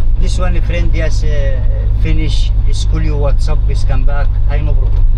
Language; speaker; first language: English; non-native, learner; Arabic